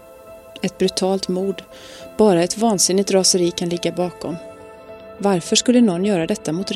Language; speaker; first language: Swedish; native; Swedish